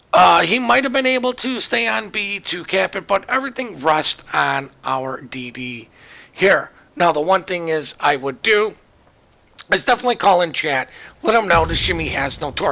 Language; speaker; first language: English; native; English